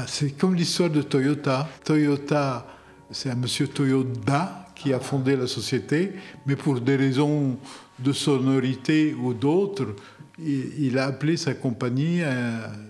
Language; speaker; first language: French; non-native, local second language; Arabic